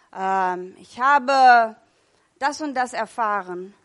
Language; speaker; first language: German; non-native, fluent; English